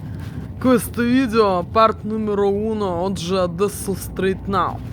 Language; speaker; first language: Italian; non-native, learner; Russian